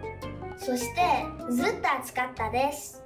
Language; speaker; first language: Japanese; early bilingual, other home language; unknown